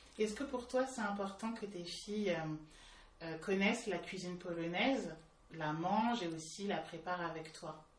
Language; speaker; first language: French; native; French